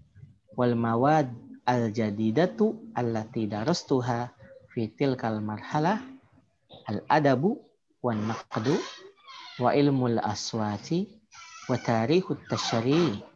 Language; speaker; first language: Arabic; non-native, fluent; Indonesian